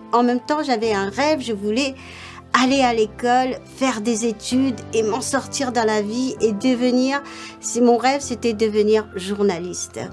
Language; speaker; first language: French; non-native, local second language; Morisyen